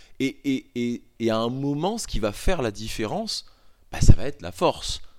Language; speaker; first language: French; native; French